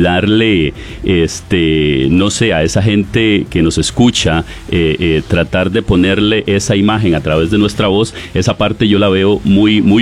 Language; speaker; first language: Spanish; native; Spanish